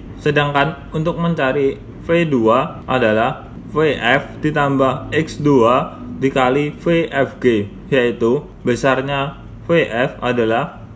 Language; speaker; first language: Indonesian; native; Indonesian